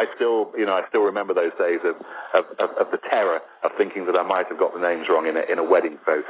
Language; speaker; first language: English; native; English